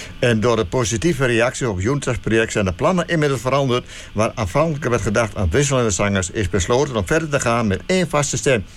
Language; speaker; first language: Dutch; native; Dutch